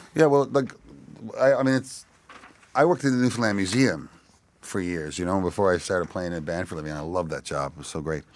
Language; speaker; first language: English; native; English